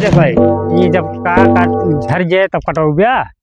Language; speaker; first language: Hindi; non-native, local second language; Awadhi